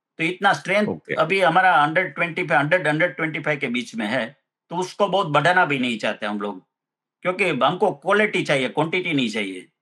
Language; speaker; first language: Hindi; non-native, local second language; Gujarati